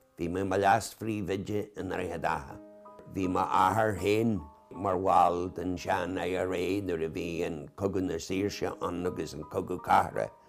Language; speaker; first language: Irish; native; Irish